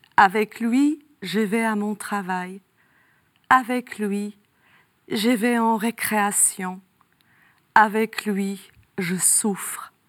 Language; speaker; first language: French; non-native, fluent; Polish